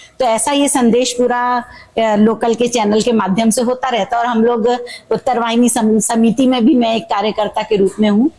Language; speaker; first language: Hindi; native; Hindi